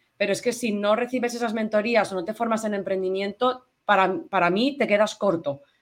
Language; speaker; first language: Spanish; native; Spanish